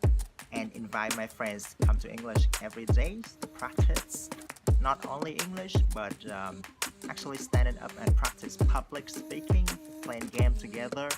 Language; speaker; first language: English; non-native, fluent; Vietnamese